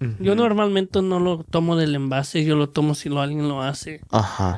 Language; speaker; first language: Spanish; early bilingual, heritage; Spanish